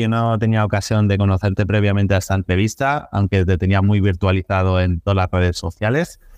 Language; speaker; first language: Spanish; native; Spanish